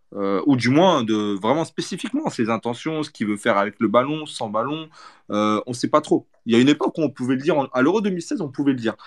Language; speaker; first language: French; early bilingual, other home language; Portuguese